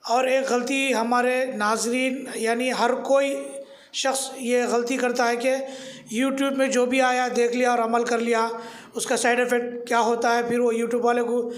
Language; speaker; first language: Hindi; native; Hindi